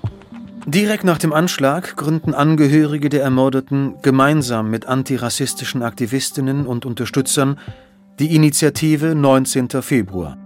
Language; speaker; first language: German; native; German